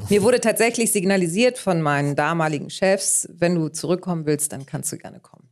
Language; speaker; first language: German; early bilingual, other home language; Greek